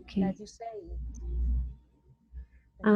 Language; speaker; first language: English; non-native, learner; Spanish